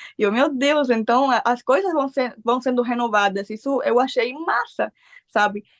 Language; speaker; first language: Portuguese; non-native, fluent; Spanish